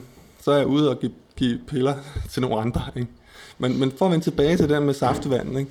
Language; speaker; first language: Danish; native; Danish